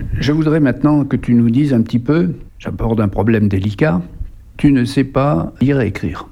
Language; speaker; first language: French; native; French